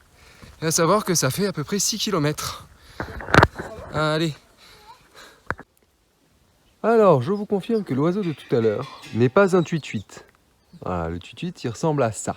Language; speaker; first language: French; native; French